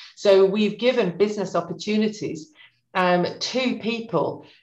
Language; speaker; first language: English; native; English